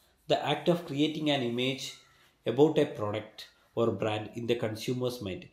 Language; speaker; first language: English; non-native, local second language; Malayalam